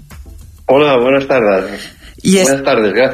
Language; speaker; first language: Spanish; early bilingual, heritage; Spanish